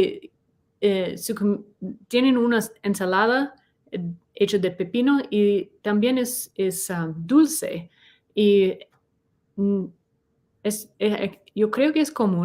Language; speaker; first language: Spanish; non-native, learner; English